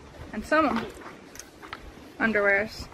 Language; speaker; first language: English; native; English